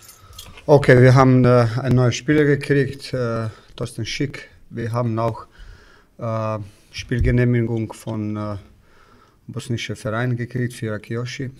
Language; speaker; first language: German; non-native, fluent; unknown